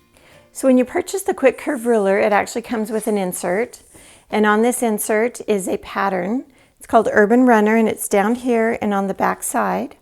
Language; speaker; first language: English; native; English